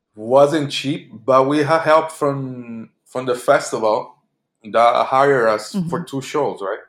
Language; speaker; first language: English; early bilingual, other home language; Portuguese